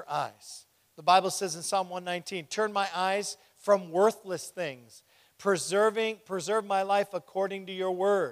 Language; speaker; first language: English; native; English